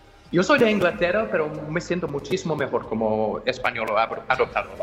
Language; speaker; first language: Spanish; non-native, fluent; English